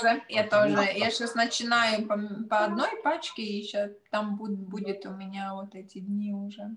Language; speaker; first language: Russian; non-native, local second language; Latvian